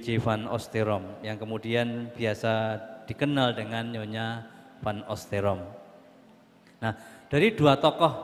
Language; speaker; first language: Indonesian; native; Indonesian